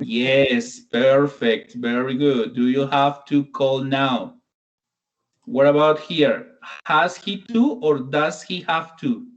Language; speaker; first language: English; non-native, learner; Spanish